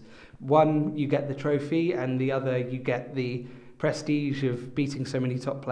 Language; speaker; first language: English; native; English